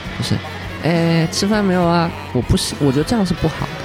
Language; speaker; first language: Chinese; non-native, local second language; Cantonese